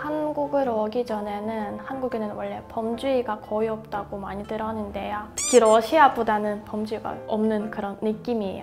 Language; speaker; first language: Korean; non-native, fluent; Russian